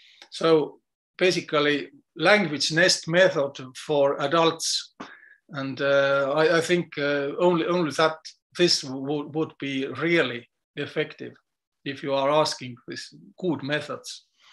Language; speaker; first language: English; non-native, fluent; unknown